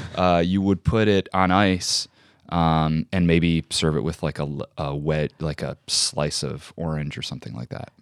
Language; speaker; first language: English; native; English